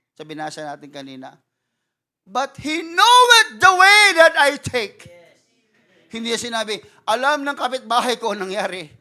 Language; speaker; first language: Filipino; non-native, local second language; Cebuano